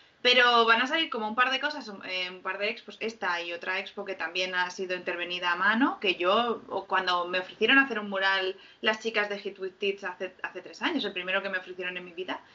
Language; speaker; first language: Spanish; native; Spanish